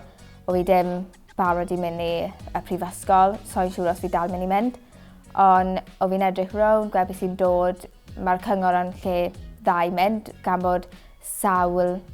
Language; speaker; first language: Welsh; native; Welsh